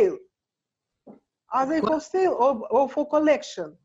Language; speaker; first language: English; non-native, learner; Russian